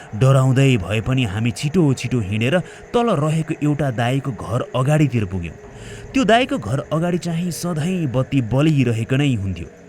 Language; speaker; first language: Nepali; native; Nepali